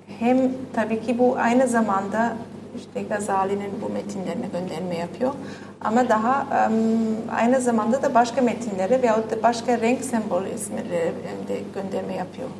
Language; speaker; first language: Turkish; non-native, fluent; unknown